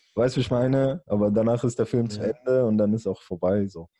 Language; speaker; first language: German; early bilingual, other home language; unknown